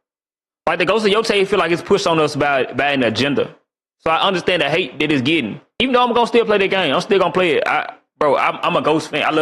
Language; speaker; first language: English; native; English